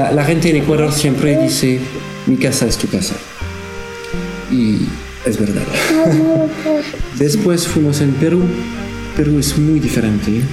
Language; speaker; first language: Spanish; non-native, learner; French